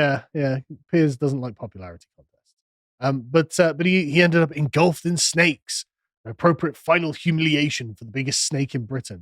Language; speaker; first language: English; native; English